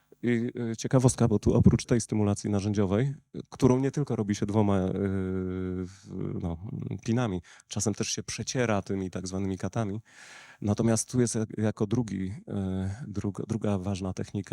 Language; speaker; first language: Polish; native; Polish